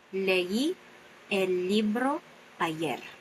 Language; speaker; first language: Spanish; non-native, fluent; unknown